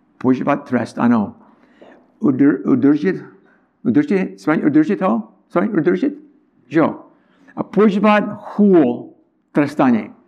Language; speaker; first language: Czech; non-native, learner; English